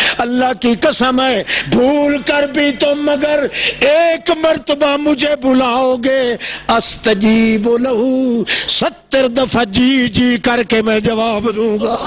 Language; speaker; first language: Urdu; non-native, local second language; Saraiki